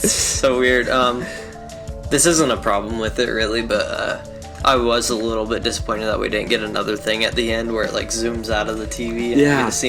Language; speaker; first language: English; native; English